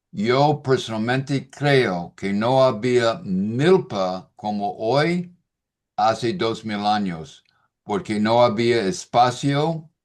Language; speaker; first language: Spanish; non-native, fluent; English